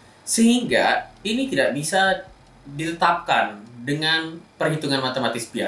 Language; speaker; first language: Indonesian; native; Indonesian